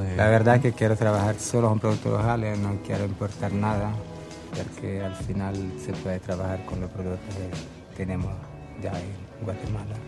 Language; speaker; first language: Spanish; non-native, learner; Italian